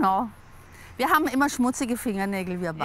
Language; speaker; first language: German; native; German